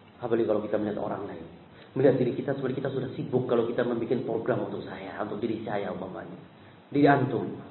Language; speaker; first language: Indonesian; native; Indonesian